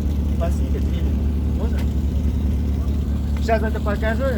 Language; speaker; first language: Russian; non-native, local second language; Uzbek